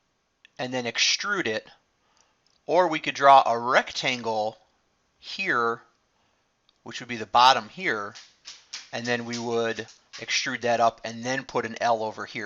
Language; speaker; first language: English; native; English